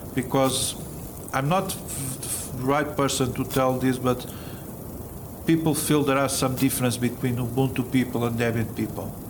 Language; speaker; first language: English; non-native, fluent; Portuguese